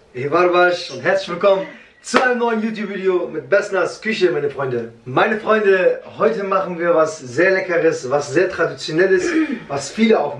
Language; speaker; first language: German; early bilingual, other home language; Kurdish